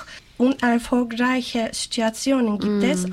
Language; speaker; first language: German; non-native, learner; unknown